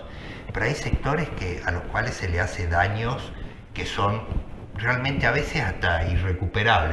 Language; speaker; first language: Spanish; native; Spanish